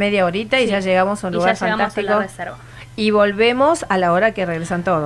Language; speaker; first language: Spanish; native; Spanish